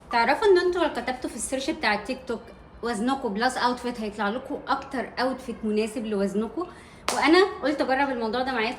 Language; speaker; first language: Arabic; native; Arabic